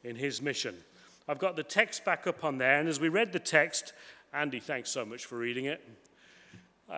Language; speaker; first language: English; native; English